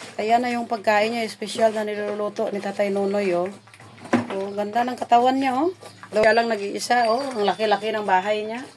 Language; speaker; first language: Filipino; native; Filipino